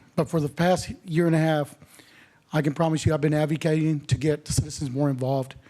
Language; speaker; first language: English; native; English